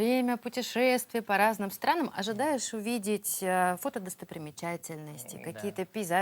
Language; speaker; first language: Russian; native; Russian